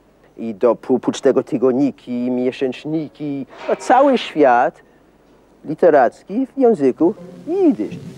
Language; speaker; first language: Polish; non-native, fluent; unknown